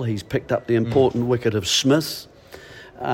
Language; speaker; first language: English; native; English